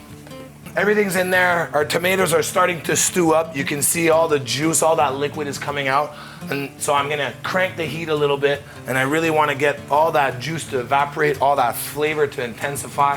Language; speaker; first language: English; native; English